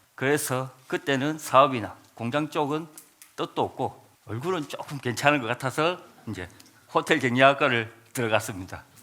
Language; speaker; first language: Korean; native; Korean